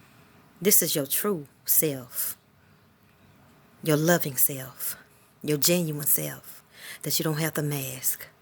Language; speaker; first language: English; native; English